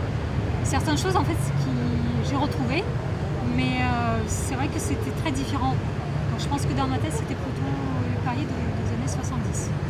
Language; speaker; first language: French; non-native, fluent; Russian